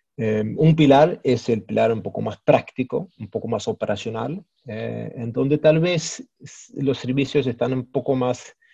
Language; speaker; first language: Spanish; early bilingual, heritage; Swedish